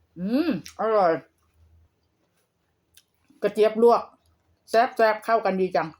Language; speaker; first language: Thai; non-native, local second language; Lao